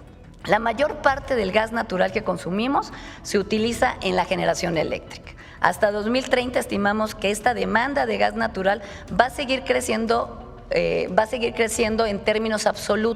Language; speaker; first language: Spanish; native; Spanish